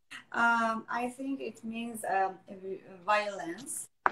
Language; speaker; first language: English; non-native, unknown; Persian